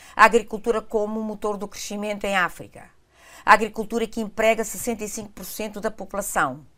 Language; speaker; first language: Portuguese; non-native, local second language; Kabuverdianu